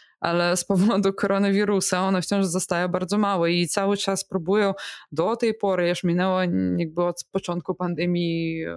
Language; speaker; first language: Polish; non-native, fluent; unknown